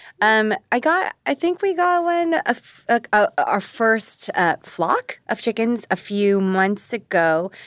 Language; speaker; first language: English; early bilingual, other home language; Korean